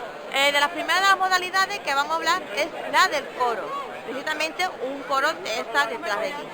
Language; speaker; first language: Spanish; native; Spanish